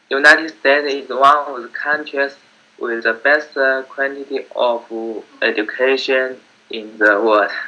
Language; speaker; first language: English; non-native, learner; Chinese